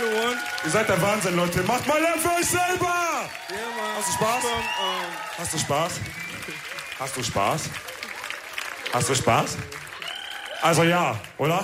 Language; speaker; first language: German; early bilingual, other home language; Wolof